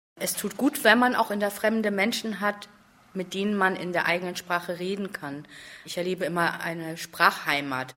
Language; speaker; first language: German; native; German